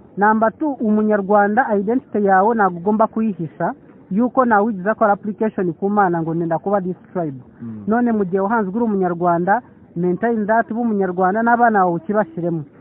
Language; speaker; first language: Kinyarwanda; early bilingual, heritage; Kinyarwanda